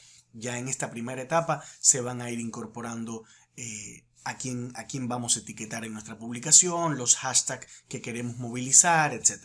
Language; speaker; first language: Spanish; native; Spanish